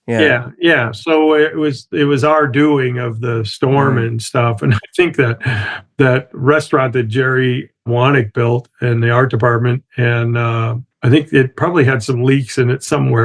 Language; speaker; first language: English; native; English